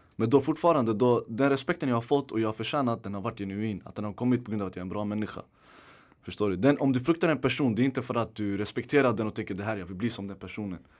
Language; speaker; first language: Swedish; native; Swedish